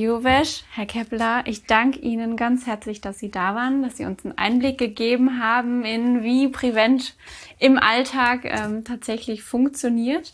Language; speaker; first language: German; native; German